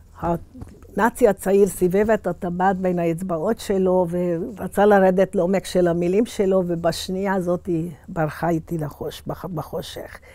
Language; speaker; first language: Hebrew; early bilingual, other home language; Hungarian